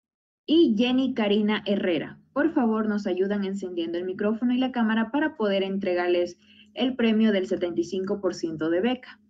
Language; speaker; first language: Spanish; native; Spanish